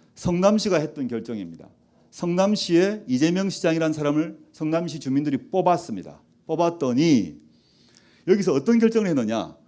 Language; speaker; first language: Korean; native; Korean